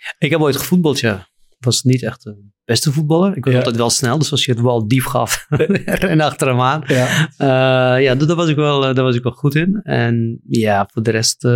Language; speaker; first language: Dutch; non-native, fluent; Arabic